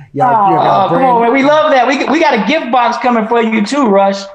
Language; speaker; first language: English; native; English